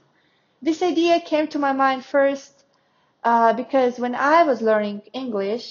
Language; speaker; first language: English; non-native, fluent; Russian